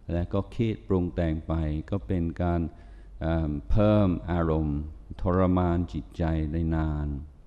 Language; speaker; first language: Thai; non-native, fluent; English